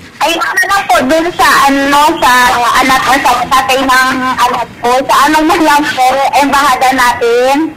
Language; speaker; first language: Filipino; native; Filipino